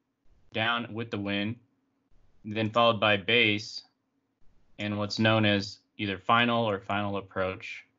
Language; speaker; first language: English; native; English